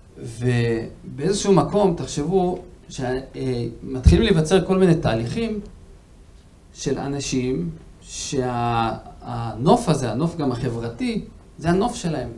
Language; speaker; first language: Hebrew; native; Hebrew